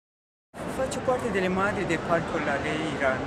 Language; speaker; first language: Italian; non-native, learner; Persian